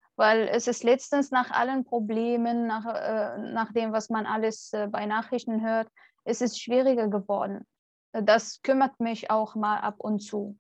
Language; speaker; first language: German; non-native, fluent; Arabic